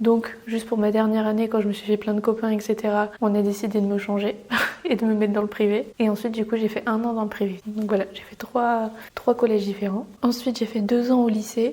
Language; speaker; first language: French; native; French